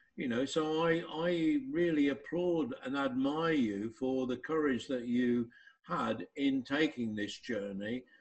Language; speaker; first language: English; native; English